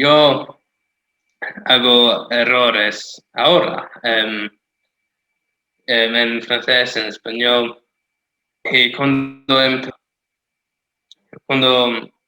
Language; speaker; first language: Spanish; non-native, fluent; English